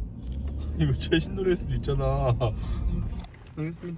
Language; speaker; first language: Korean; native; Korean